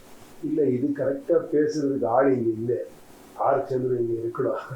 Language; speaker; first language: Tamil; non-native, learner; Kannada